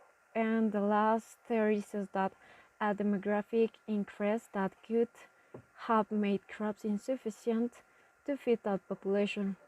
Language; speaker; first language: English; non-native, learner; Spanish